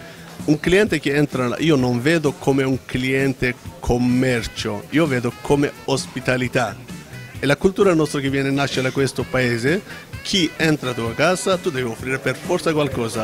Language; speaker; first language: Italian; non-native, learner; Turkish